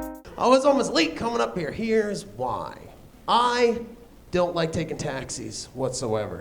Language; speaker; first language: English; native; English